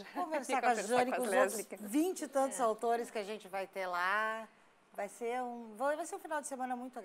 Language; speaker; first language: Portuguese; native; Portuguese